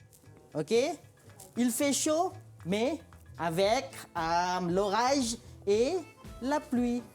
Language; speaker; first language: French; non-native, fluent; Malay